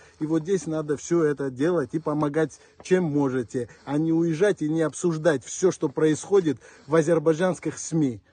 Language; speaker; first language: Russian; non-native, local second language; Armenian